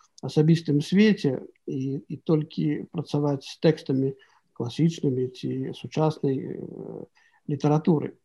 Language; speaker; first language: Belarusian; native; Belarusian